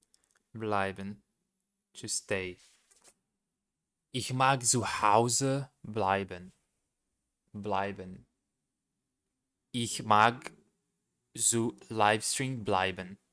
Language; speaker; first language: German; non-native, learner; Portuguese